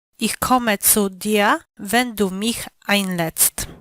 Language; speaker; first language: German; non-native, fluent; Polish